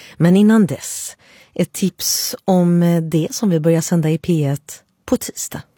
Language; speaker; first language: Swedish; native; Swedish